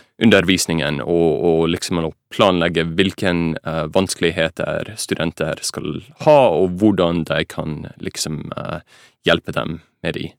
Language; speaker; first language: Norwegian; non-native, fluent; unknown